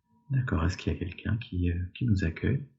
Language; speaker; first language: French; native; French